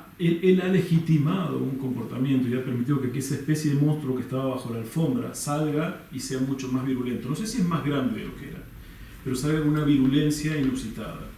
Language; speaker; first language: Spanish; native; Spanish